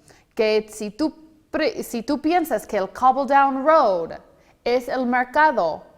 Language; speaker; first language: Spanish; non-native, fluent; English